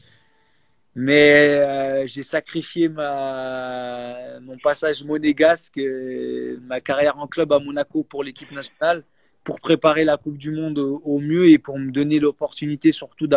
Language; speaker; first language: French; native; French